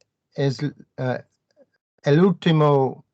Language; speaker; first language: Spanish; non-native, learner; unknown